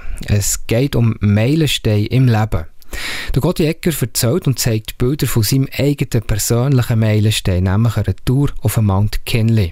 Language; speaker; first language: German; native; German